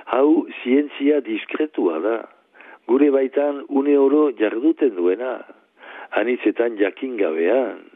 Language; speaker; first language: Basque; native; Basque